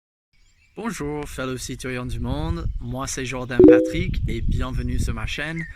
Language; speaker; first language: French; non-native, fluent; English